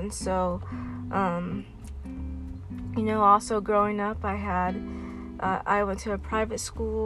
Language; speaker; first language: English; native; English